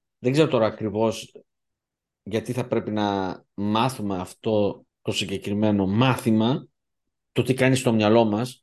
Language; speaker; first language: Greek; early bilingual, heritage; Greek